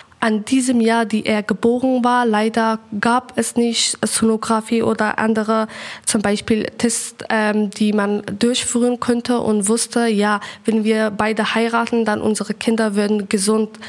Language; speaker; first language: German; non-native, learner; Persian